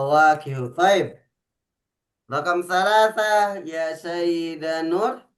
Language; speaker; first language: Arabic; non-native, fluent; Indonesian